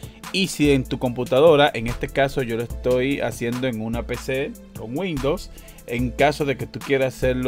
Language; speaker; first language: Spanish; native; Spanish